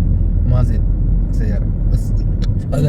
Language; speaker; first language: Arabic; non-native, learner; Malayalam